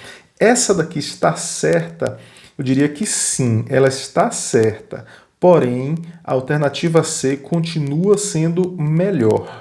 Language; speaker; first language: Portuguese; native; Portuguese